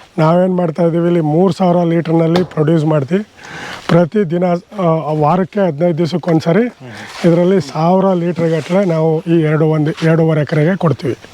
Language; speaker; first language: Kannada; native; Kannada